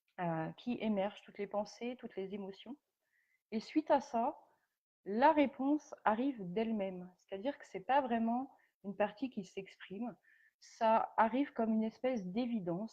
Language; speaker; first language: French; native; French